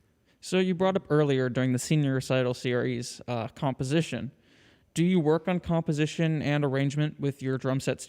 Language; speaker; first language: English; native; English